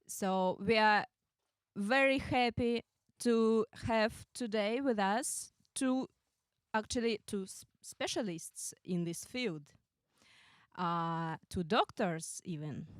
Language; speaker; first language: English; non-native, fluent; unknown